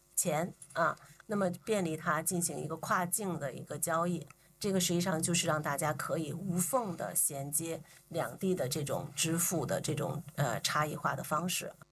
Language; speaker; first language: Chinese; native; Chinese